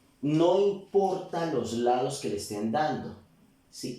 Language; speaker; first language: Spanish; native; Spanish